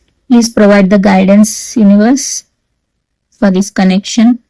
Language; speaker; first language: English; non-native, local second language; Telugu